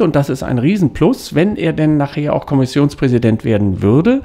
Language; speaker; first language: German; native; German